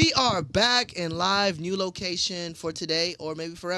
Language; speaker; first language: English; native; English